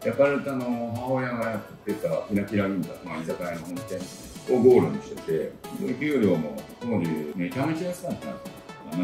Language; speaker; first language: Japanese; native; Japanese